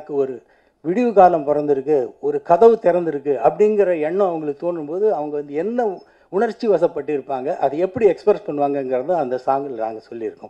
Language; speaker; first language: Tamil; native; Tamil